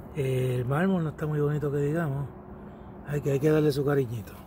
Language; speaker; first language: Spanish; native; Spanish